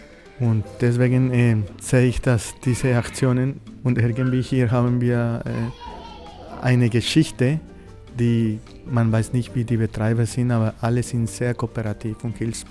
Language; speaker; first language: German; non-native, fluent; Spanish